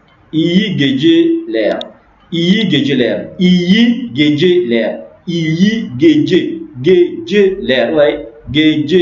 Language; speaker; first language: Turkish; non-native, learner; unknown